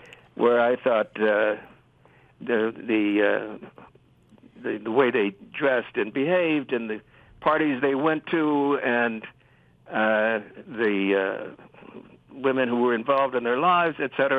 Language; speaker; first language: English; native; English